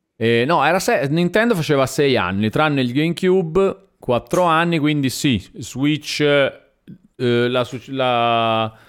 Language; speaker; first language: Italian; native; Italian